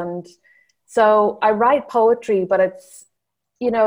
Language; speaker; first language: English; native; English